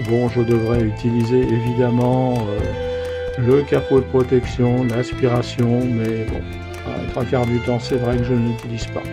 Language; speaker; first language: French; native; French